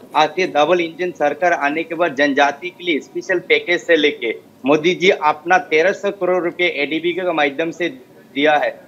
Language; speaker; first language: Hindi; non-native, local second language; Kok Borok